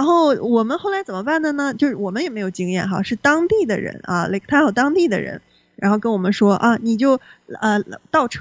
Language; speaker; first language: Chinese; native; Chinese